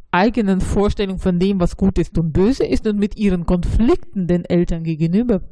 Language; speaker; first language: German; early bilingual, other home language; Russian